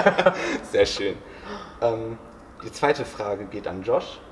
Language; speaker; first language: German; native; German